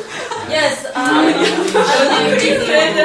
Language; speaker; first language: English; non-native, learner; Korean